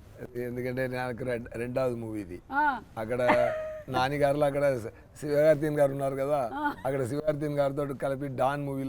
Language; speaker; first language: Telugu; non-native, learner; Tamil